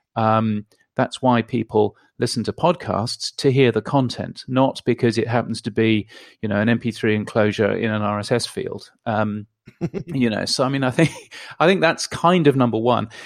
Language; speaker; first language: English; native; English